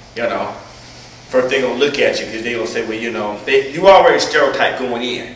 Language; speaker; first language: English; native; English